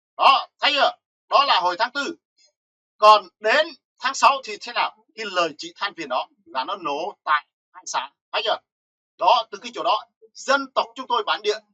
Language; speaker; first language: Vietnamese; non-native, local second language; Jarai